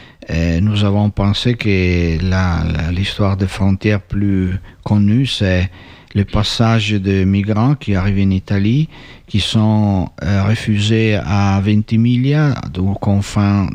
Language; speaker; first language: French; non-native, fluent; Italian